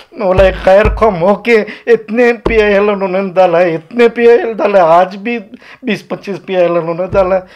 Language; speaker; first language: Hindi; non-native, local second language; Urdu